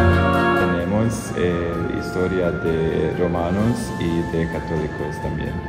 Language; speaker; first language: Spanish; non-native, learner; Croatian